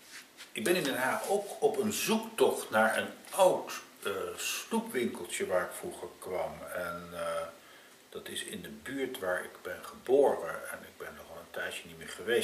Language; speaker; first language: Dutch; native; Dutch